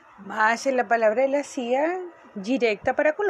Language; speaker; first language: Portuguese; non-native, fluent; Spanish